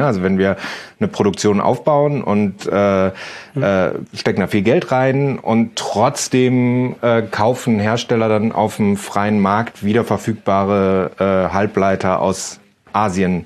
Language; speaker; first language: German; native; German